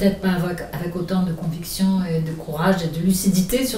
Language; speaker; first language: French; native; French